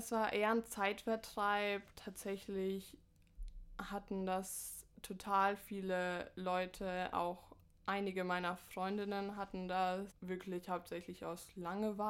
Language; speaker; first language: German; native; German